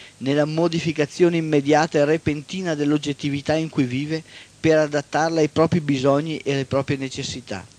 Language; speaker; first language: Italian; native; Italian